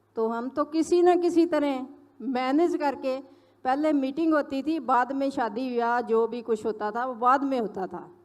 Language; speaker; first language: Hindi; non-native, local second language; Punjabi